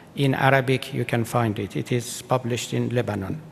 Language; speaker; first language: English; non-native, fluent; Persian